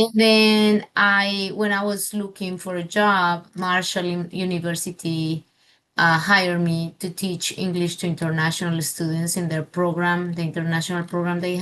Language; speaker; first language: English; non-native, fluent; Spanish